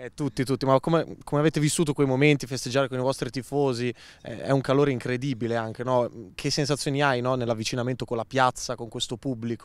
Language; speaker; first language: Italian; native; Italian